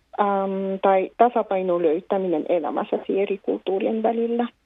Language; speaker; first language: Finnish; non-native, fluent; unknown